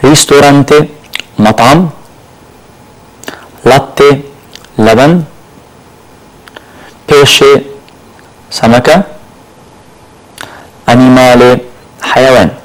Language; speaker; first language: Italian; non-native, fluent; Arabic